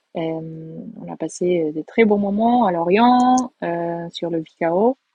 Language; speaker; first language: French; non-native, fluent; Portuguese